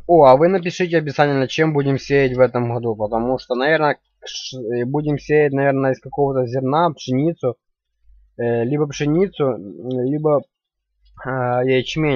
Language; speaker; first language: Russian; native; Russian